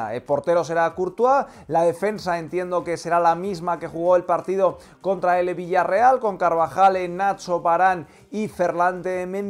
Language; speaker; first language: Spanish; native; Spanish